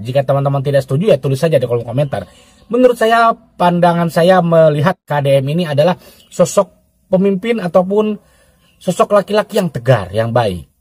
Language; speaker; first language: Indonesian; native; Indonesian